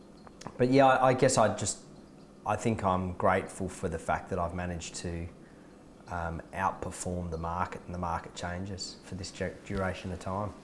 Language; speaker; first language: English; native; English